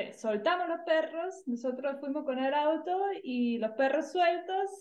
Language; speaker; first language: Spanish; non-native, fluent; German